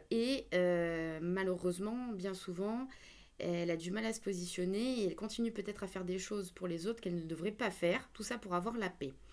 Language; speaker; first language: French; native; French